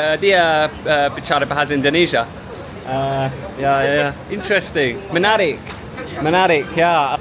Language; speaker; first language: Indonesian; non-native, learner; English